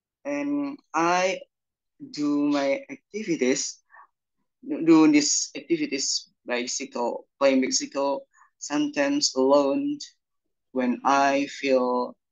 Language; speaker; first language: English; non-native, learner; Indonesian